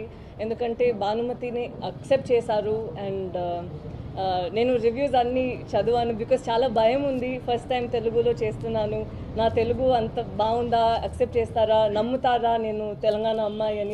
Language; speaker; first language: Telugu; non-native, local second language; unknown